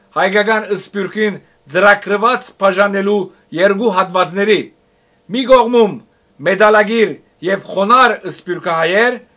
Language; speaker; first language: Armenian; early bilingual, heritage; Armenian